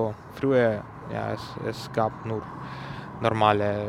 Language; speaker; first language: German; non-native, learner; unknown